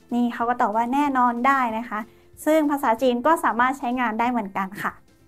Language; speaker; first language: Thai; native; Thai